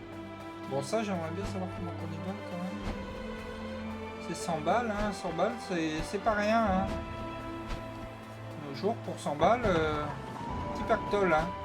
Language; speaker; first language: French; native; French